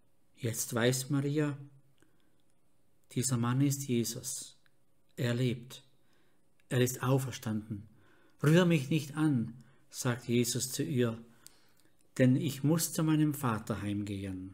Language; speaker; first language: German; native; German